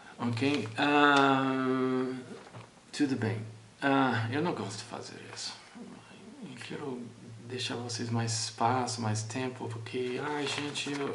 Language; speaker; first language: Portuguese; non-native, fluent; English